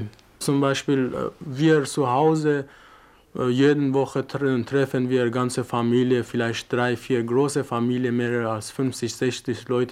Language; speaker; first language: German; non-native, fluent; Persian